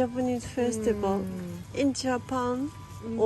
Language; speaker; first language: English; non-native, learner; Japanese